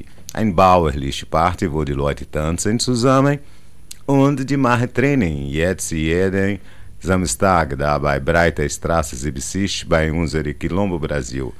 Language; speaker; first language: German; non-native, learner; Portuguese